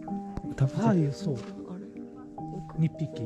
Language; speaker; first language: Japanese; non-native, learner; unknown